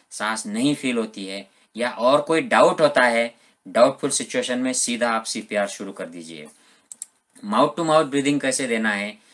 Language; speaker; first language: Hindi; non-native, local second language; Marathi